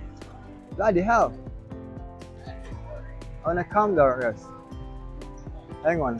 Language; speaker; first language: English; non-native, learner; Indonesian